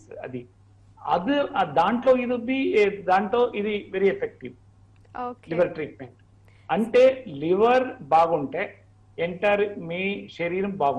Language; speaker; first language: Telugu; non-native, learner; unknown